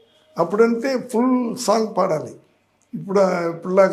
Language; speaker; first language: Telugu; non-native, learner; Tamil